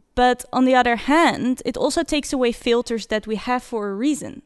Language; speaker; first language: English; non-native, fluent; Dutch